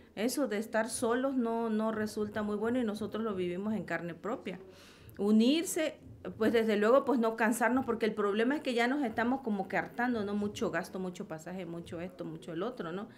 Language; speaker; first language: Spanish; native; Spanish